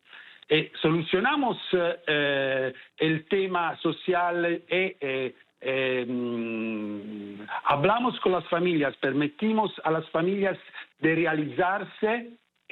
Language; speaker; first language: Spanish; non-native, fluent; Italian